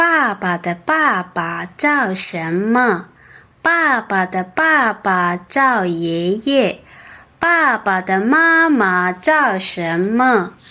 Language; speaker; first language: Chinese; non-native, fluent; Burmese